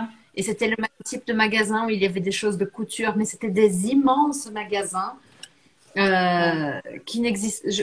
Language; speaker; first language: French; non-native, fluent; Portuguese